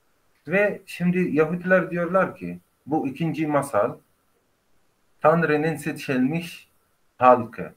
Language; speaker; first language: Turkish; non-native, fluent; Arabic